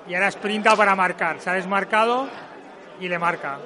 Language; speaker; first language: Spanish; non-native, local second language; Catalan